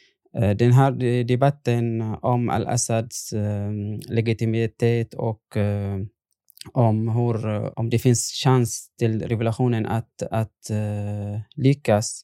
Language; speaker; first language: Swedish; non-native, fluent; Arabic